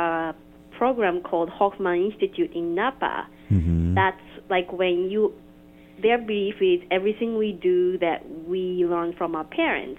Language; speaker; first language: English; non-native, fluent; Japanese